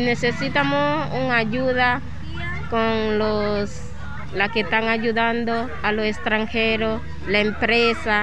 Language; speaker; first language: Spanish; non-native, learner; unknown